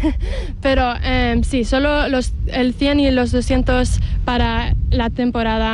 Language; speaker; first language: Spanish; early bilingual, heritage; English